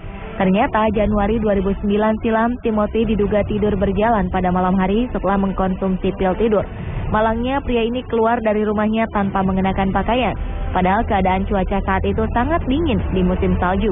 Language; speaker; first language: Indonesian; native; Indonesian